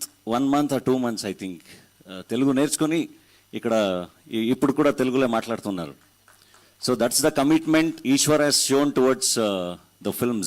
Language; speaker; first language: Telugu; non-native, learner; Kannada